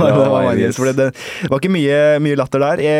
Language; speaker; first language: Norwegian; native; Norwegian